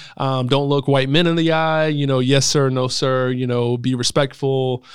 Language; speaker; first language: English; native; English